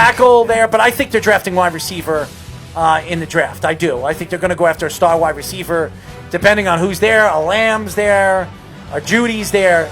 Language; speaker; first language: English; native; English